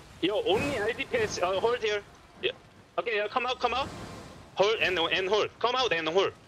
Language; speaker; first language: English; non-native, learner; Korean